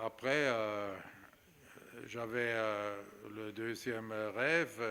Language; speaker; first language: French; non-native, fluent; German